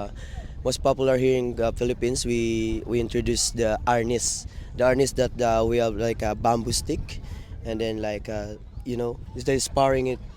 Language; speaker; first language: English; non-native, local second language; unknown